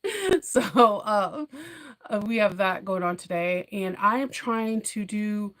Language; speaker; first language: English; native; English